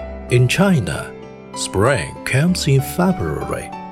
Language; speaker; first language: English; non-native, fluent; Chinese